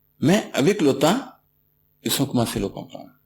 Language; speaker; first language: French; non-native, learner; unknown